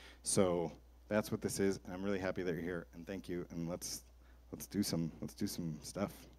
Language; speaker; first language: English; native; English